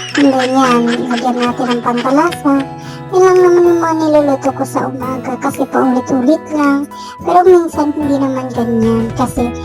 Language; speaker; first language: Filipino; non-native, local second language; Iloko